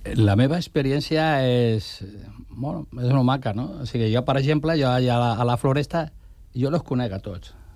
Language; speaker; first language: Catalan; non-native, local second language; Spanish